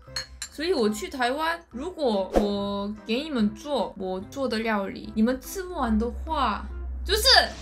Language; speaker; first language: Chinese; non-native, fluent; Korean